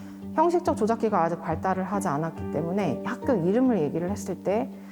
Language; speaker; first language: Korean; native; Korean